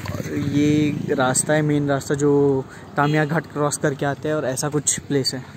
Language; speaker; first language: Hindi; non-native, local second language; Marathi